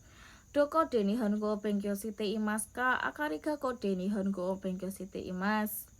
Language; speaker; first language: Japanese; non-native, learner; Indonesian